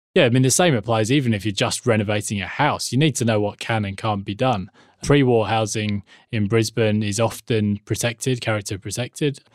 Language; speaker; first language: English; native; English